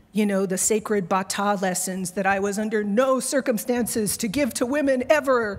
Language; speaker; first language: English; native; English